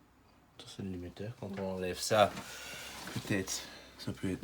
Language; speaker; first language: French; non-native, fluent; Dutch